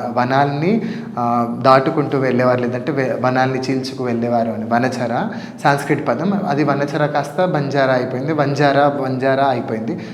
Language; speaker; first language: Telugu; non-native, local second language; Lambadi